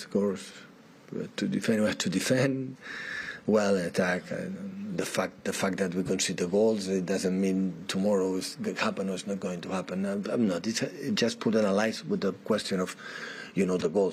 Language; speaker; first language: English; non-native, fluent; Spanish